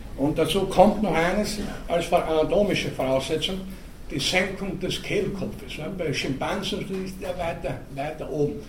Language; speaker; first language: German; native; German